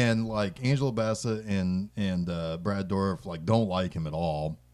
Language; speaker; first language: English; native; English